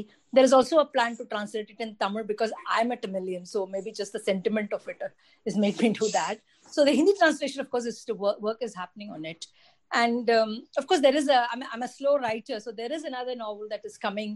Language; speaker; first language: English; non-native, local second language; Tamil